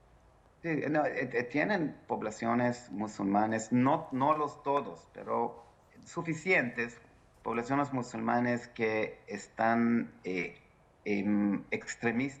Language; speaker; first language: Spanish; non-native, fluent; Hebrew